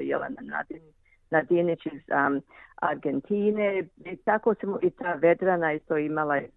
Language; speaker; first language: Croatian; early bilingual, heritage; Croatian